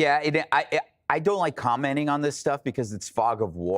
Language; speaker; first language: English; native; English